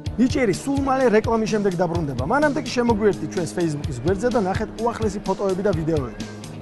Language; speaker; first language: Georgian; native; Georgian